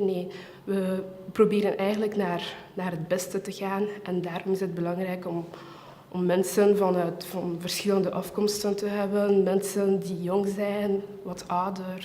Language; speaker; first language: Dutch; non-native, local second language; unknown